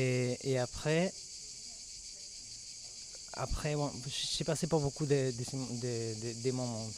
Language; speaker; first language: French; non-native, fluent; Spanish